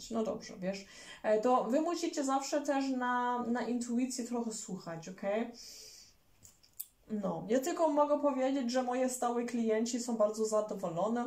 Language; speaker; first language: Polish; early bilingual, heritage; German